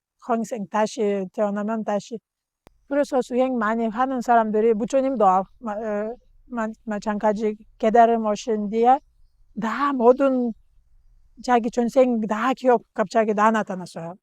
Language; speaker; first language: Korean; non-native, learner; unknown